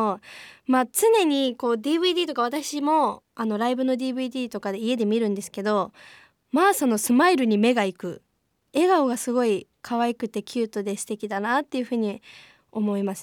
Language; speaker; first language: Japanese; native; Japanese